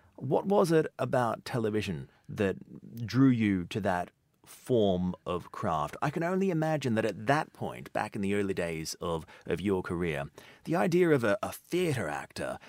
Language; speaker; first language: English; native; English